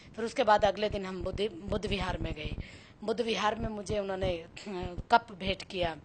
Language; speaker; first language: Hindi; native; Hindi